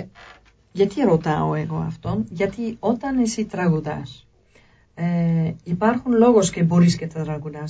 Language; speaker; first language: Greek; non-native, learner; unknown